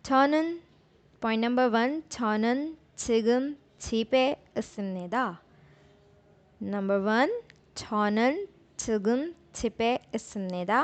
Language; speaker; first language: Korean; non-native, learner; Urdu